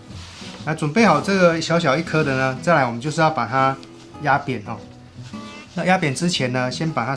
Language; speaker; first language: Chinese; native; Chinese